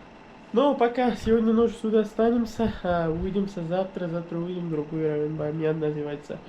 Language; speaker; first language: Russian; non-native, learner; Pashto